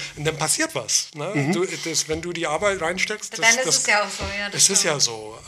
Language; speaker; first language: German; non-native, fluent; English